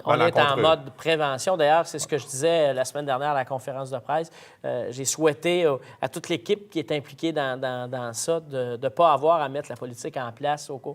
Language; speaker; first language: French; native; French